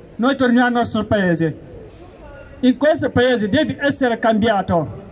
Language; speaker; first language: Italian; non-native, learner; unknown